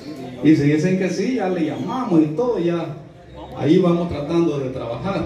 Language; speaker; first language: Spanish; native; Spanish